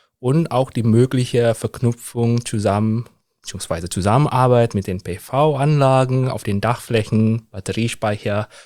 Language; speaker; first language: German; non-native, fluent; Indonesian